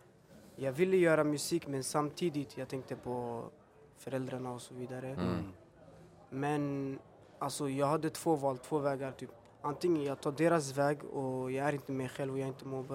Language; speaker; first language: Swedish; early bilingual, other home language; Albanian